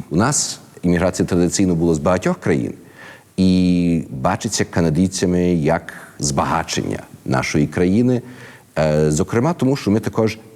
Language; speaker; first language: Ukrainian; early bilingual, heritage; Ukrainian